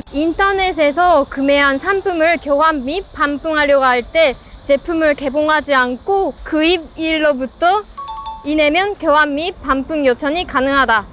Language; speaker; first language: Korean; non-native, fluent; Japanese